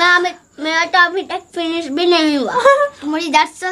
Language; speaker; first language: Hindi; non-native, local second language; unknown